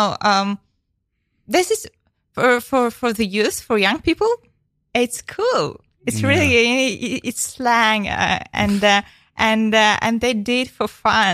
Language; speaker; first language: English; non-native, fluent; Ukrainian